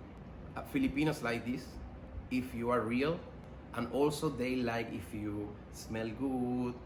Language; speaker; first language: English; non-native, learner; Spanish